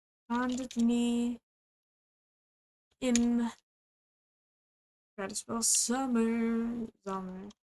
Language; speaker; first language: German; non-native, learner; English